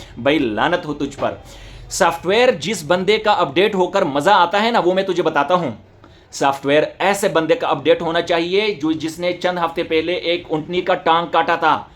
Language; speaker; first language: Urdu; non-native, local second language; Northern Hindko